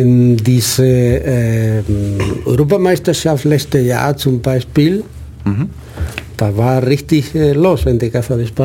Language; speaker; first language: German; non-native, fluent; Spanish